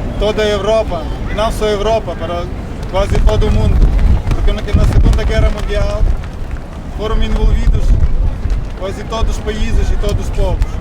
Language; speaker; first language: Portuguese; non-native, fluent; Ukrainian